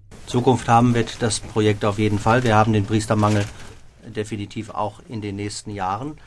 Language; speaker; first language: German; native; German